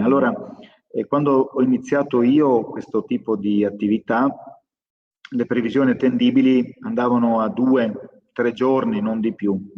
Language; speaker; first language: Italian; native; Italian